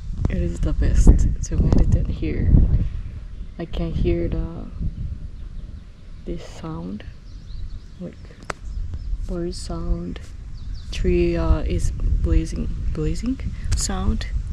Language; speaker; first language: English; non-native, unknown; Japanese